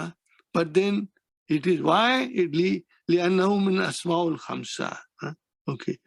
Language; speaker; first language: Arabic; non-native, fluent; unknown